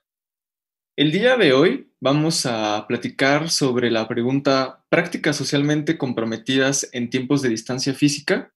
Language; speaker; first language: Spanish; native; Spanish